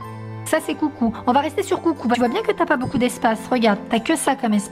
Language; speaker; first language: French; native; French